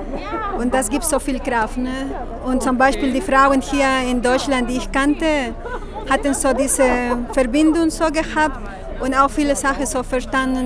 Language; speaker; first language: German; non-native, fluent; Spanish